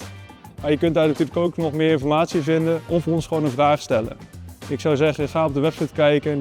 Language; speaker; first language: Dutch; native; Dutch